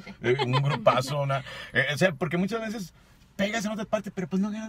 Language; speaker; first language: Spanish; native; Spanish